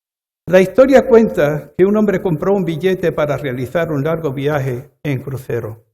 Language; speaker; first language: Spanish; native; Spanish